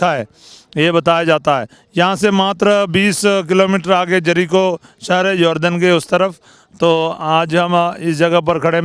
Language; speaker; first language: Hindi; native; Hindi